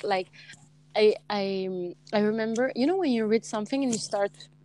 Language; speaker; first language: English; non-native, fluent; French